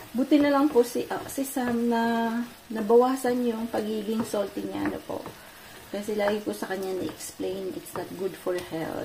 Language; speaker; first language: Filipino; native; Filipino